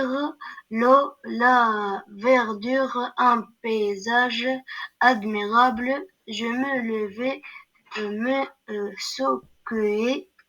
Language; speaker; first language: French; non-native, learner; Arabic